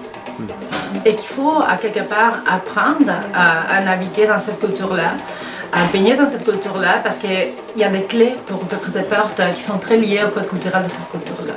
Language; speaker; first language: French; non-native, fluent; Spanish